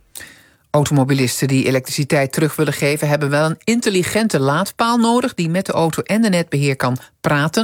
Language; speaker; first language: Dutch; native; Dutch